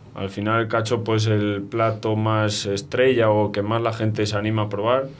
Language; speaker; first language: Spanish; native; Spanish